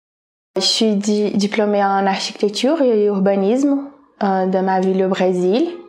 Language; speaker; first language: French; non-native, fluent; Portuguese